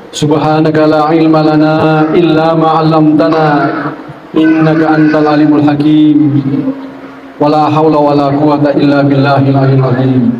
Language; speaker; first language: Malay; non-native, local second language; Buginese